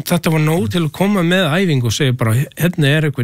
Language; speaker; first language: Icelandic; non-native, learner; English